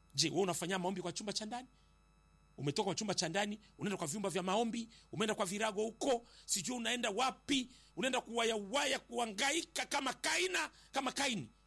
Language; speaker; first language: Swahili; native; Swahili